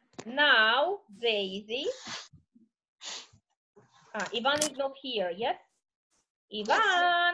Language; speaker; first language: English; non-native, fluent; Russian